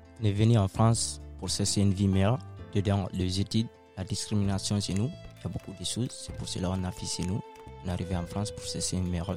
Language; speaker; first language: French; non-native, local second language; Fula